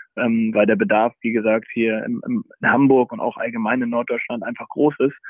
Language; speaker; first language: German; native; German